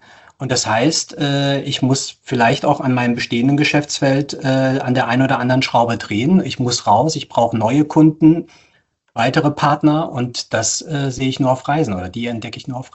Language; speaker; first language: German; native; German